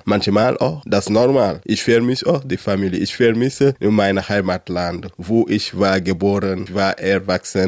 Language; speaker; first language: German; non-native, learner; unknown